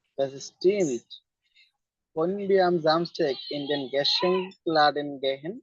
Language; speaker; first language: German; non-native, learner; Bangla